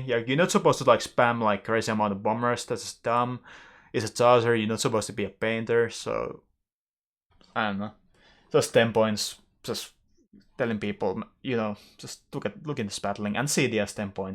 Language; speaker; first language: English; non-native, fluent; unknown